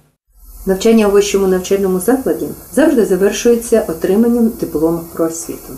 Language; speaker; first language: Ukrainian; native; Ukrainian